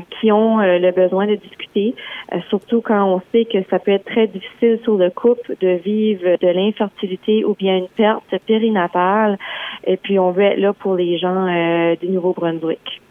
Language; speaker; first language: French; native; French